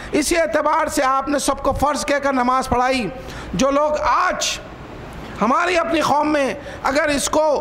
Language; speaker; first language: Urdu; native; Urdu